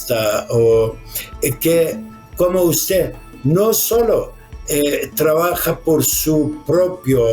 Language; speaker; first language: Spanish; non-native, fluent; Arabic